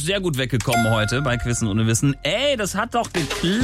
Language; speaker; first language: German; native; German